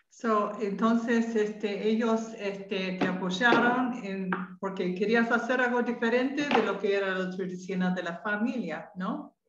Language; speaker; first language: Spanish; non-native, fluent; English